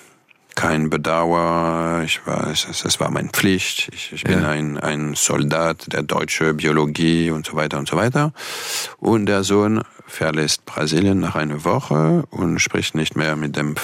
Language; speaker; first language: German; non-native, fluent; French